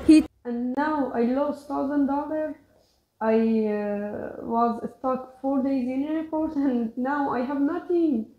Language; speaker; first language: English; non-native, learner; Persian